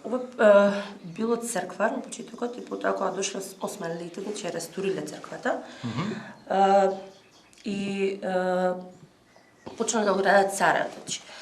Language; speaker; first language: Macedonian; native; Macedonian